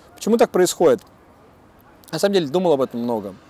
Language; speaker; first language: Russian; native; Russian